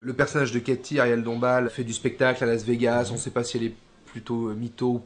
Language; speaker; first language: French; native; French